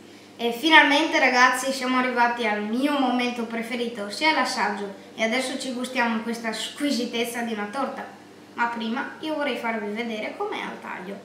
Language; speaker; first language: Italian; native; Italian